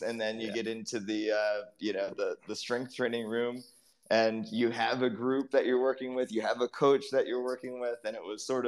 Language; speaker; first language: English; native; English